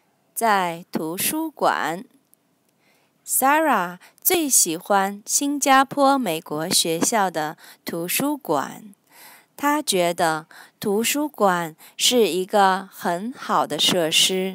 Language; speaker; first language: Chinese; non-native, learner; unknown